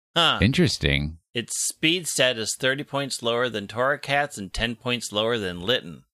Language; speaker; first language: English; native; English